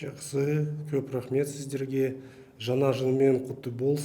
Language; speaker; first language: Kazakh; non-native, local second language; Russian